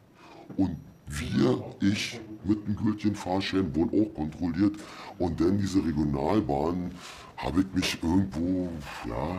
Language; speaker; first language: German; native; German